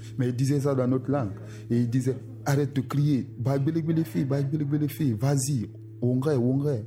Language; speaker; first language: French; non-native, local second language; Susu